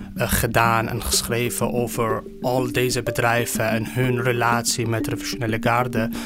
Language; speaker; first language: Dutch; non-native, fluent; Persian